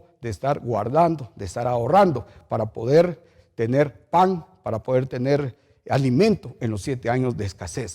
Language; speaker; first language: Spanish; native; Spanish